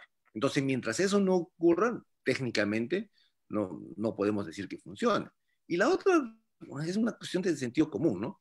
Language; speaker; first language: Spanish; native; Spanish